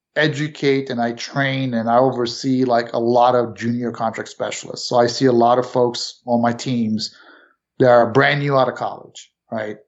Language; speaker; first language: English; early bilingual, other home language; Romanian